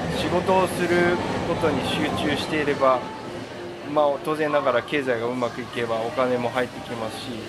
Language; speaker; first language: Japanese; native; Japanese